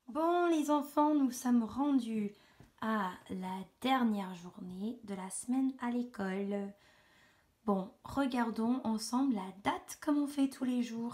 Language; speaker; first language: French; native; French